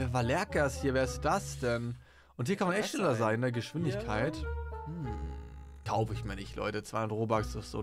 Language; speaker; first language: German; native; German